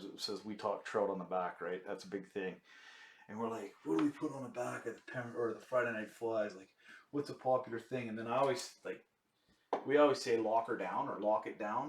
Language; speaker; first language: English; native; English